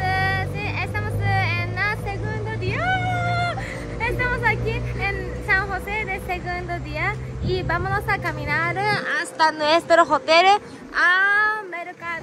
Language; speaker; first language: Spanish; non-native, fluent; Japanese